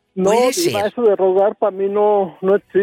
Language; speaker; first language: Spanish; native; Spanish